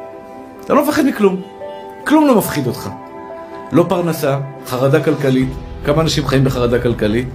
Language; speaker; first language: Hebrew; native; Hebrew